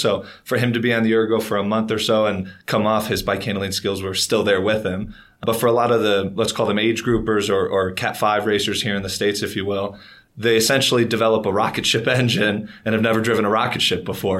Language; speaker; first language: English; native; English